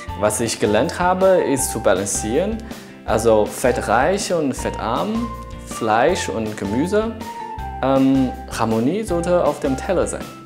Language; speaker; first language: German; non-native, fluent; Chinese